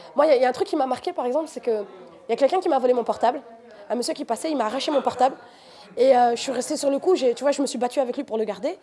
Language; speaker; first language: French; native; French